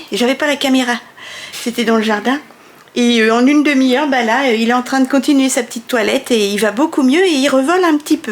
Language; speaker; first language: French; native; French